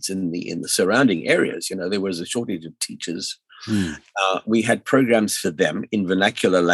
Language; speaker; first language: English; native; English